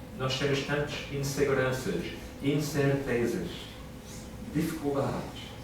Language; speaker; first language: Portuguese; non-native, fluent; English